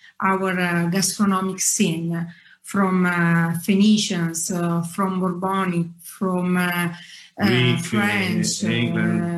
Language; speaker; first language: English; non-native, fluent; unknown